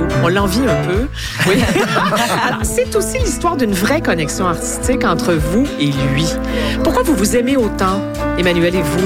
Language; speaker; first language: French; native; French